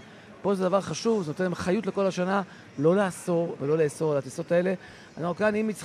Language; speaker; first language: Hebrew; native; Hebrew